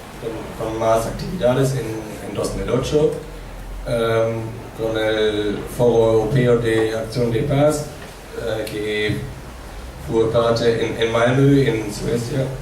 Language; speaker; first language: Spanish; non-native, fluent; German